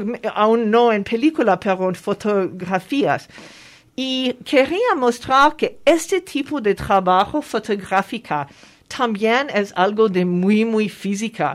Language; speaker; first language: Spanish; non-native, fluent; French